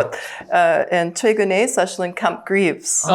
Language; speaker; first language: Korean; non-native, learner; English